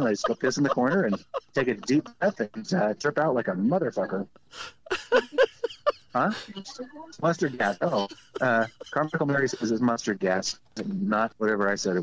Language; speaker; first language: English; native; English